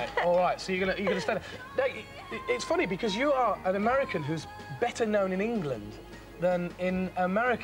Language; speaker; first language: English; native; English